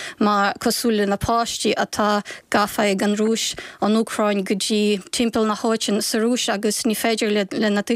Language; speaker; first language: Irish; non-native, fluent; Ukrainian